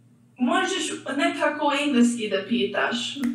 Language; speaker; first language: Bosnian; early bilingual, heritage; English